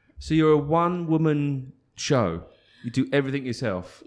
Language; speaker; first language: English; native; English